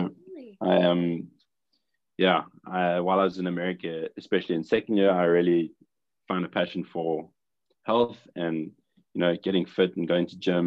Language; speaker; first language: English; native; English